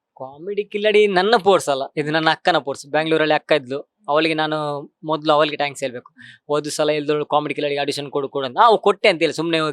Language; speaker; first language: Kannada; non-native, local second language; Tulu